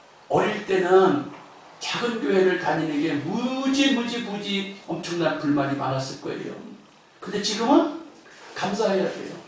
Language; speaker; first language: Korean; native; Korean